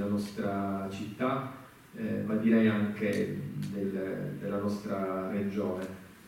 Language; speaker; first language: Italian; native; Italian